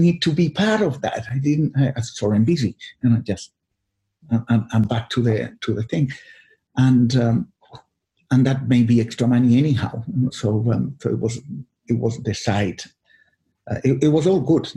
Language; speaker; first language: English; non-native, fluent; Spanish